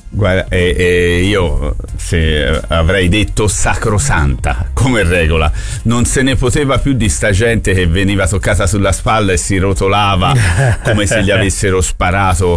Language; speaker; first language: Italian; native; Italian